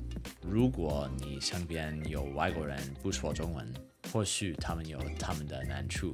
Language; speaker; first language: Chinese; non-native, fluent; English